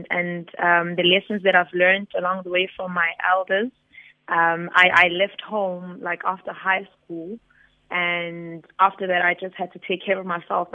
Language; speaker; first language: English; non-native, local second language; Zulu